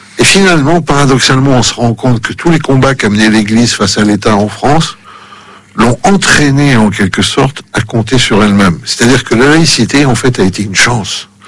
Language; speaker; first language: French; native; French